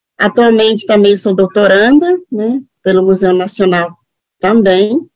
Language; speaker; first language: Portuguese; non-native, local second language; Guarani